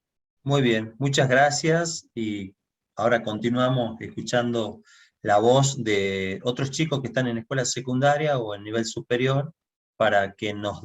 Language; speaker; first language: Spanish; native; Spanish